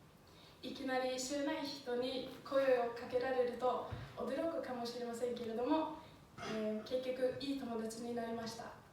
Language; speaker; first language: Japanese; non-native, fluent; Swedish